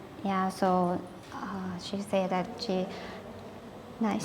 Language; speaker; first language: English; non-native, learner; Thai